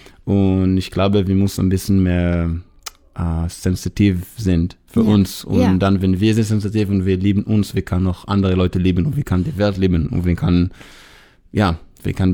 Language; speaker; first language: German; non-native, learner; Hebrew